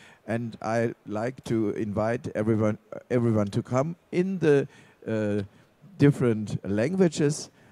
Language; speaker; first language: English; non-native, fluent; German